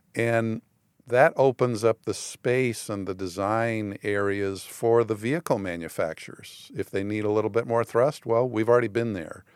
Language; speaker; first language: English; native; English